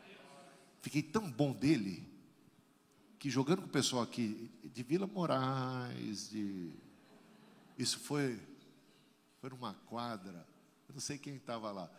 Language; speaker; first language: Portuguese; native; Portuguese